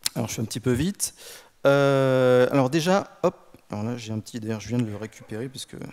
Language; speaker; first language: French; native; French